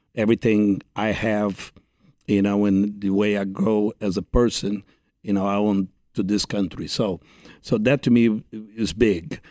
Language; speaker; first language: English; non-native, fluent; Portuguese